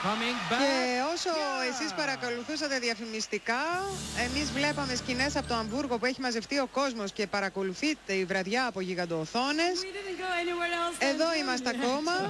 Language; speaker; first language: Greek; native; Greek